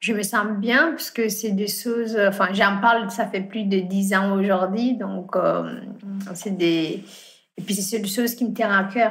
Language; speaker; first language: French; non-native, fluent; Fula